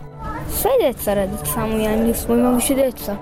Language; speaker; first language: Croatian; non-native, learner; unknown